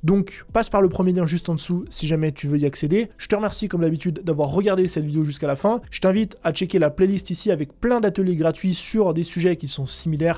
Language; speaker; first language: French; native; French